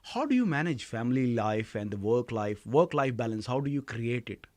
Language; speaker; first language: English; non-native, local second language; Hindi